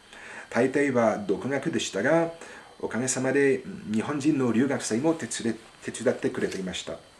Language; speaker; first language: Japanese; non-native, fluent; French